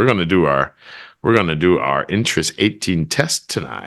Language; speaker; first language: English; native; English